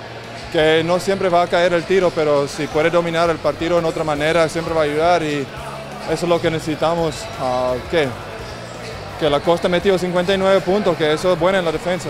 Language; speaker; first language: Spanish; non-native, fluent; English